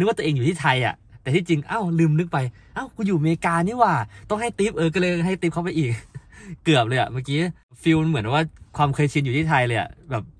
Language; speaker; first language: Thai; native; Thai